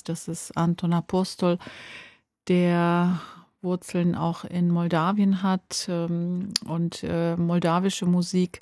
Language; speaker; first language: German; native; German